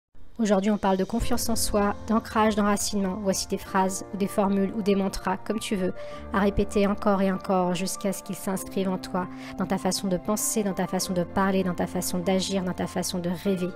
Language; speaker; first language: French; native; French